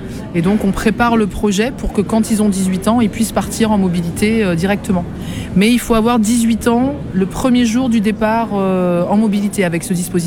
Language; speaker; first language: French; native; French